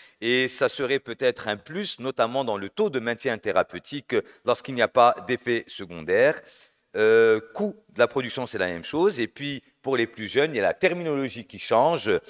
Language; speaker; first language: French; non-native, local second language; Arabic